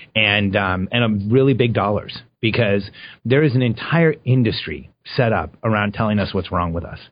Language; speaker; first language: English; early bilingual, other home language; Spanish